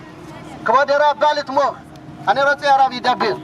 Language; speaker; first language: Hebrew; non-native, learner; Amharic